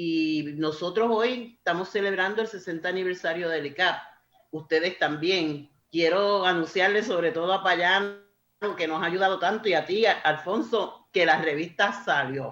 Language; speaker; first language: Spanish; native; Spanish